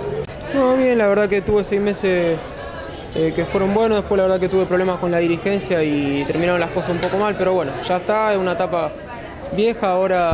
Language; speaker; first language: Spanish; native; Spanish